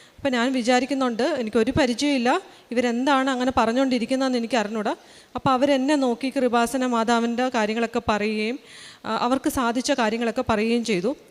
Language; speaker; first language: Malayalam; early bilingual, heritage; Malayalam